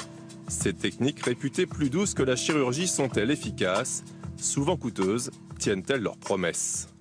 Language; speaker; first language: French; native; French